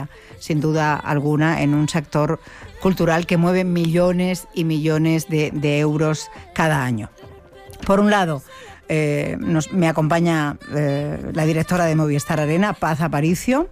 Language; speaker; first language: Spanish; native; Spanish